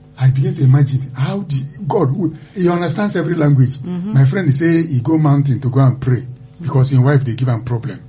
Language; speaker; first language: Nigerian Pidgin; non-native, local second language; Yoruba